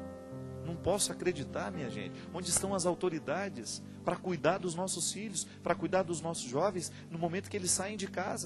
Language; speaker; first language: Portuguese; native; Portuguese